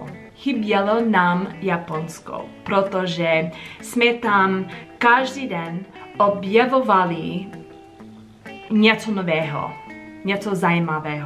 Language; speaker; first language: Czech; non-native, learner; English